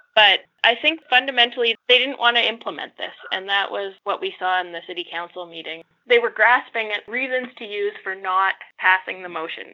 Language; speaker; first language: English; native; English